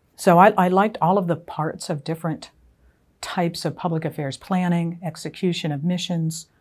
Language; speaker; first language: English; native; English